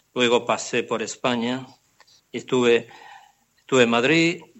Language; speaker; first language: Spanish; native; Spanish